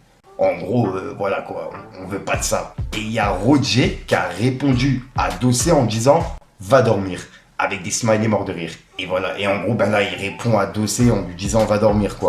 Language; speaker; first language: French; native; French